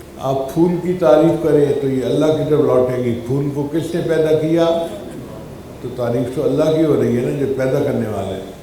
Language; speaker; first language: Urdu; non-native, local second language; Punjabi